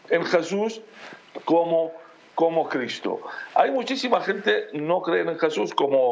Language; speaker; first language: Spanish; non-native, fluent; Aramaic